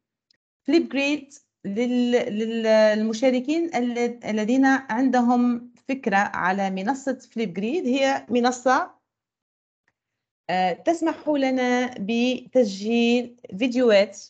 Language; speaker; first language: Arabic; native; Arabic